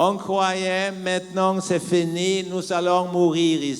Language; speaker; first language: French; non-native, learner; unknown